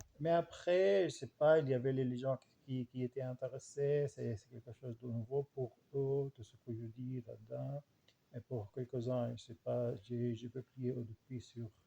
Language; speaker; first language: French; non-native, fluent; Arabic